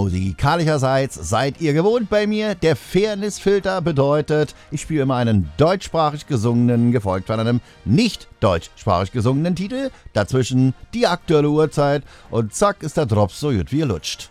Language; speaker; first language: German; native; German